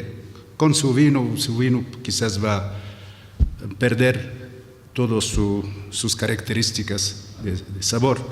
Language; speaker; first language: Spanish; non-native, fluent; Arabic